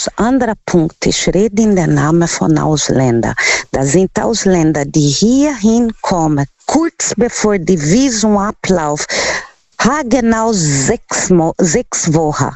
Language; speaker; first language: German; non-native, learner; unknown